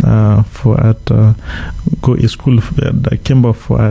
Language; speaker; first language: Danish; non-native, fluent; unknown